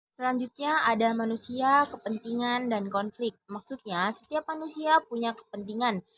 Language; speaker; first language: Indonesian; non-native, local second language; Madurese